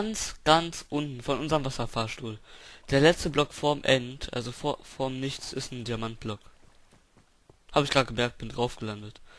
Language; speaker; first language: German; native; German